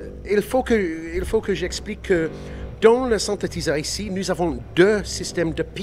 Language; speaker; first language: French; non-native, learner; English